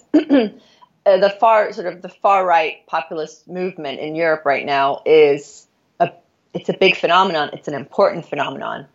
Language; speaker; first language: English; non-native, fluent; Norwegian